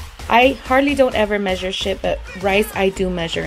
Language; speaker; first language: English; early bilingual, other home language; Spanish